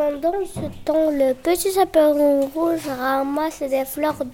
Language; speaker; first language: French; non-native, learner; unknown